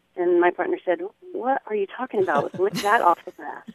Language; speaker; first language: English; native; English